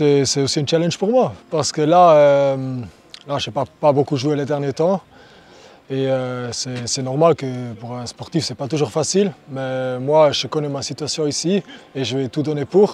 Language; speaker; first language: French; non-native, local second language; German